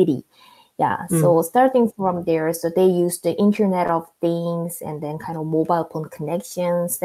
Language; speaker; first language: English; non-native, fluent; Korean